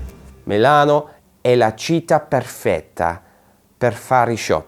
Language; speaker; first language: Italian; non-native, fluent; English